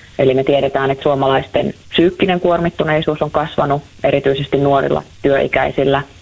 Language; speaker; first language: Finnish; native; Finnish